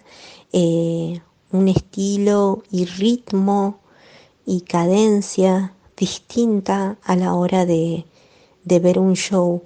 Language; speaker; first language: Spanish; native; Spanish